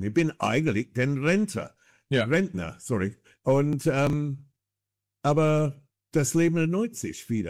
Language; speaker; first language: German; non-native, fluent; English